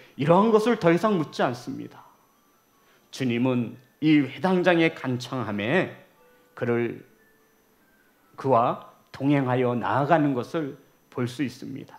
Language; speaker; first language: Korean; native; Korean